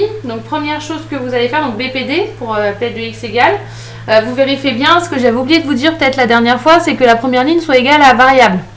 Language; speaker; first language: French; native; French